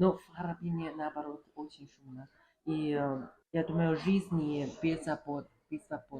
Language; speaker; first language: Russian; non-native, learner; Chinese